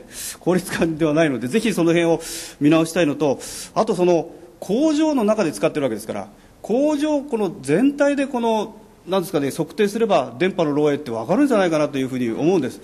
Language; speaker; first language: Japanese; native; Japanese